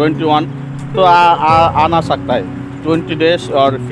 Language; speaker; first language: Hindi; non-native, learner; Nepali